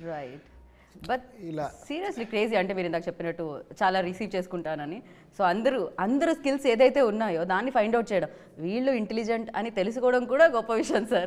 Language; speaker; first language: Telugu; native; Telugu